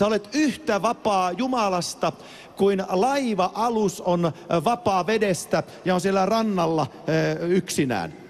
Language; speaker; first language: Finnish; native; Finnish